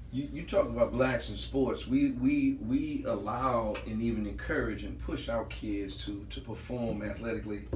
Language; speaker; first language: English; native; English